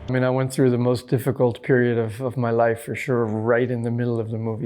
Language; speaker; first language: English; native; English